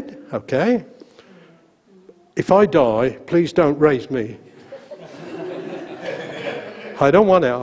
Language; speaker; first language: English; native; English